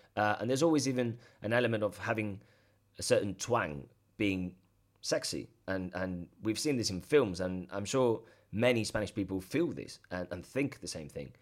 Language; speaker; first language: English; non-native, fluent; Spanish